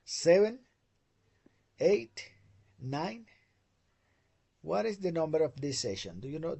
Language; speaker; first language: English; non-native, fluent; Spanish